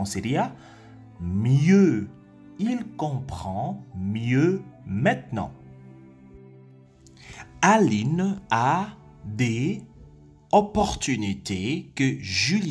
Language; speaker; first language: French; non-native, fluent; Portuguese